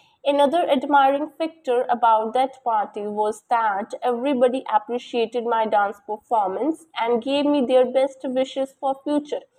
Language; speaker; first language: English; non-native, local second language; Punjabi